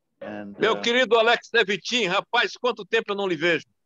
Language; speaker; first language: Portuguese; native; Portuguese